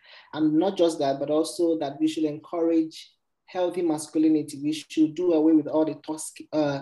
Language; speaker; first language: English; non-native, local second language; Igbo